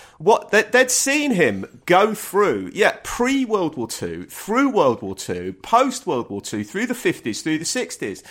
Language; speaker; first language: English; native; English